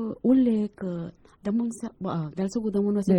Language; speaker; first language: Korean; non-native, fluent; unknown